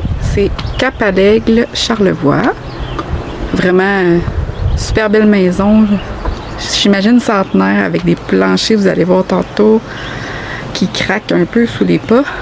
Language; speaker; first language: French; native; French